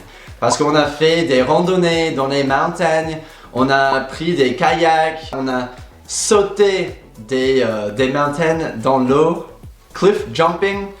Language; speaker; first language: French; non-native, fluent; English